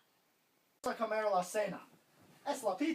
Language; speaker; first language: Spanish; non-native, learner; English